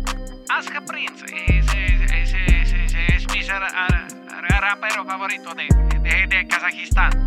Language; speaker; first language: Spanish; non-native, learner; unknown